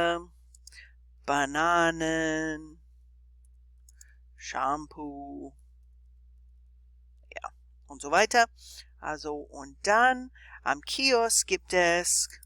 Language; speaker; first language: German; non-native, fluent; English